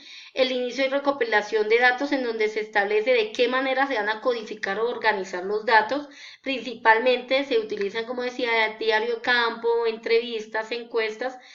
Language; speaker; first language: Spanish; native; Spanish